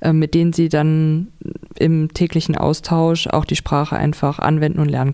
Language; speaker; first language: German; native; German